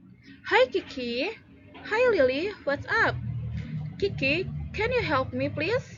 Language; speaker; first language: English; non-native, learner; Indonesian